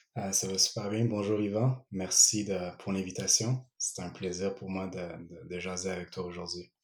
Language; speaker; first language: French; early bilingual, other home language; Ewe